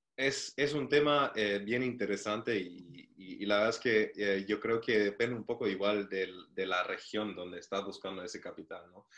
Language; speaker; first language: Spanish; non-native, fluent; German